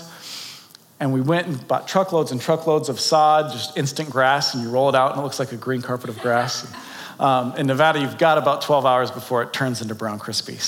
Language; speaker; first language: English; native; English